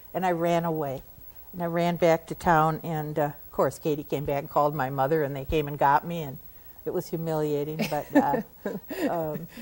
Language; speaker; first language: English; native; English